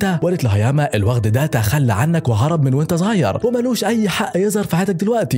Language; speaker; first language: Arabic; native; Arabic